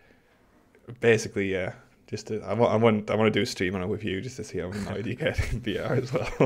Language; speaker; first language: English; native; English